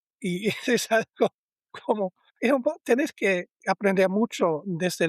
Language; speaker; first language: Spanish; non-native, learner; German